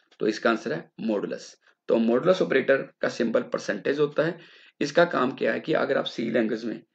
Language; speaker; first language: Hindi; non-native, local second language; Punjabi